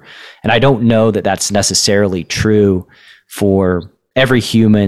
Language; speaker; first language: English; native; English